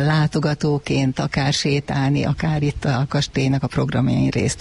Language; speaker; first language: Hungarian; native; Hungarian